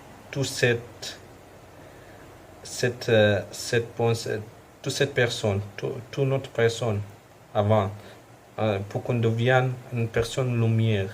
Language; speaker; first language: French; non-native, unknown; Arabic